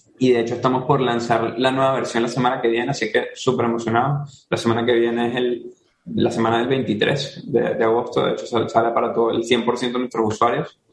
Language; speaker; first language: Spanish; native; Spanish